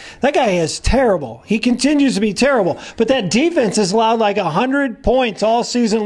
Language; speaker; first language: English; native; English